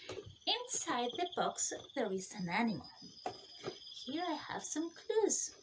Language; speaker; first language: English; non-native, fluent; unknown